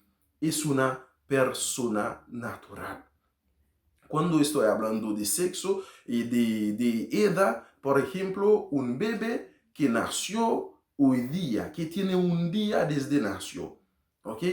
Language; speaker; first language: Spanish; non-native, learner; Haitian Creole